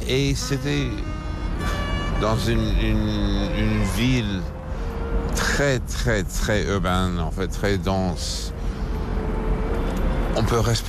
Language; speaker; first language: French; non-native, fluent; English